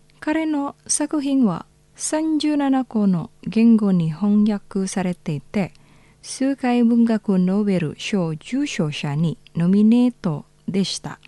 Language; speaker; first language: Japanese; non-native, fluent; Indonesian